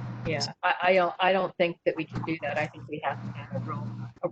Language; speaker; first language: English; native; English